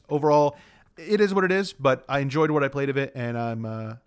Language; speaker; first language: English; native; English